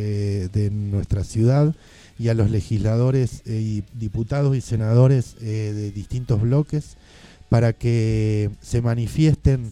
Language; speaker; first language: Spanish; native; Spanish